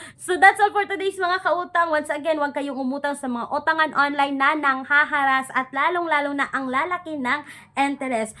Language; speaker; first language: Filipino; non-native, local second language; Cebuano